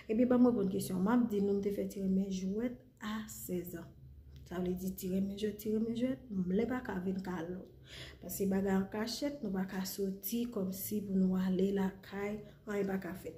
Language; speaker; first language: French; non-native, learner; Haitian Creole